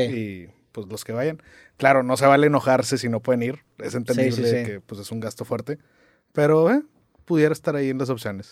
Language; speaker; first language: Spanish; native; Spanish